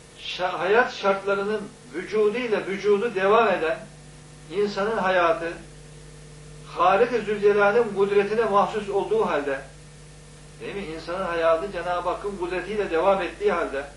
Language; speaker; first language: Turkish; native; Turkish